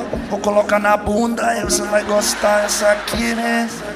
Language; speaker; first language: Portuguese; non-native, learner; English